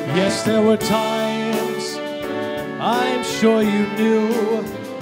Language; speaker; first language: English; native; English